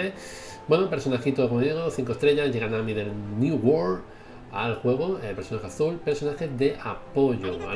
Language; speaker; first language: Spanish; native; Spanish